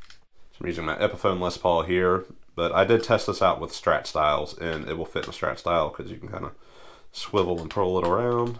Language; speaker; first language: English; native; English